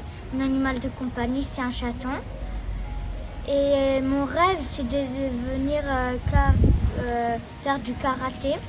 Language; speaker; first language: French; early bilingual, other home language; Albanian